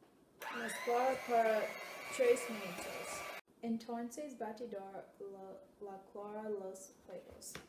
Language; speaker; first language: Spanish; non-native, learner; English